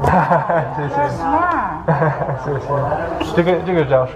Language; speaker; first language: Chinese; non-native, learner; English